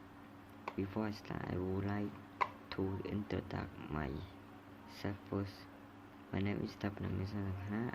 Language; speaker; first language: English; non-native, learner; Khmer